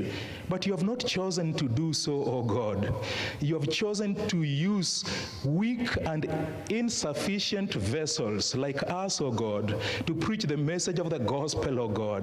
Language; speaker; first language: English; non-native, local second language; Luo (Kenya and Tanzania)